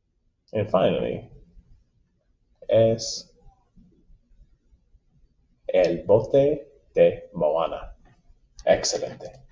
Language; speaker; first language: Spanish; non-native, fluent; English